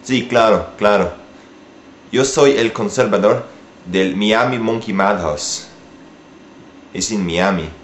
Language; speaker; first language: Spanish; non-native, learner; English